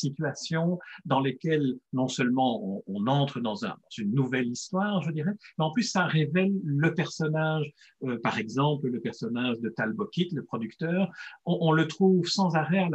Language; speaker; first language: French; native; French